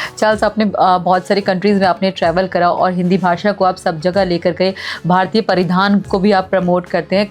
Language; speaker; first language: Hindi; native; Hindi